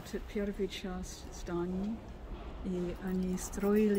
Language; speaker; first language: Russian; non-native, learner; English